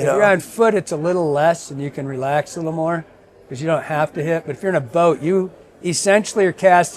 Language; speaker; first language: English; native; English